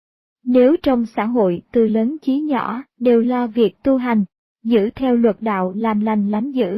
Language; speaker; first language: Vietnamese; native; Vietnamese